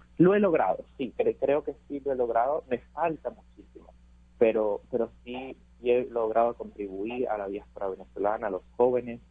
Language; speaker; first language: Spanish; native; Spanish